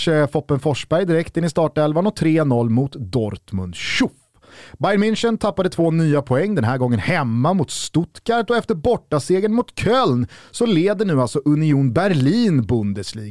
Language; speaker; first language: Swedish; native; Swedish